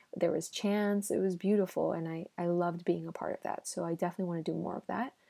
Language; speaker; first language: English; early bilingual, other home language; Spanish